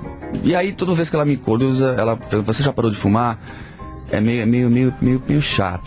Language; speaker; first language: Portuguese; native; Portuguese